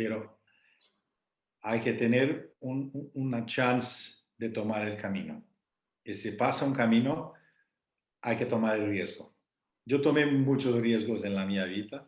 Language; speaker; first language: Spanish; non-native, fluent; Portuguese